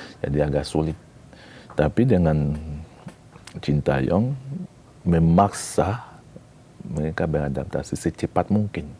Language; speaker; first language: Indonesian; non-native, fluent; French